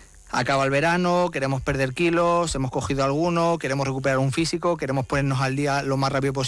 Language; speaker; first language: Spanish; native; Spanish